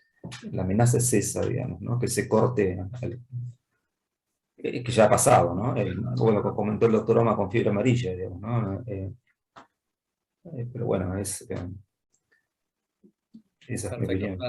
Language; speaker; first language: Spanish; native; Spanish